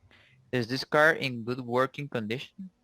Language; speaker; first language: English; non-native, learner; Spanish